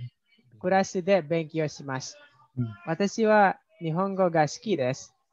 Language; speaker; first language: Japanese; non-native, learner; Indonesian